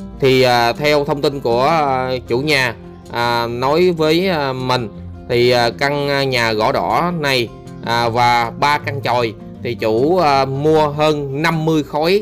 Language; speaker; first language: Vietnamese; native; Vietnamese